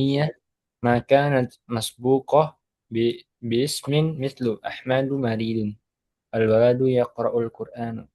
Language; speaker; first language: Arabic; non-native, learner; Indonesian